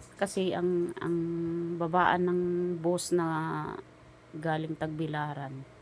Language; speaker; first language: Filipino; native; Filipino